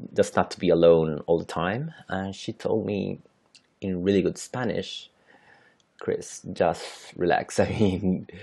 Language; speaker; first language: English; non-native, fluent; Spanish